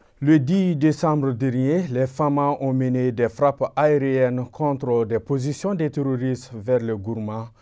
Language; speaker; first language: French; non-native, local second language; Bambara